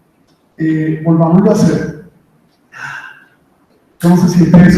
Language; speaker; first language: Spanish; native; Spanish